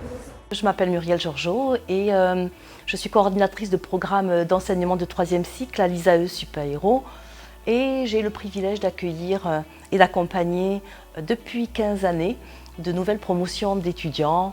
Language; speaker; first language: French; native; French